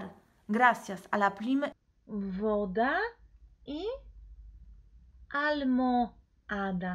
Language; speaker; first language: Spanish; non-native, fluent; Polish